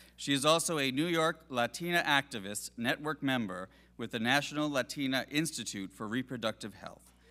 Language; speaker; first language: English; native; English